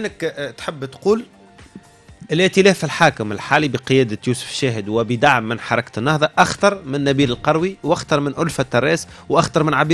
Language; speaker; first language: Arabic; native; Arabic